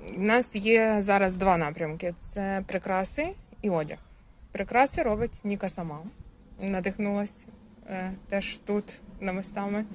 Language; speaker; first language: Ukrainian; native; Ukrainian